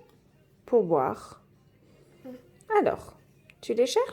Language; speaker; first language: French; native; French